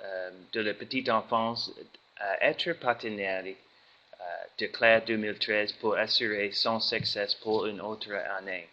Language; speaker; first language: French; non-native, learner; English